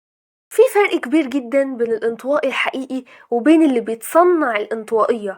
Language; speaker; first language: Arabic; native; Arabic